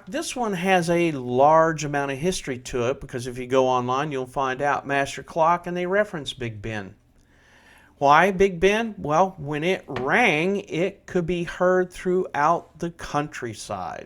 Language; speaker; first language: English; native; English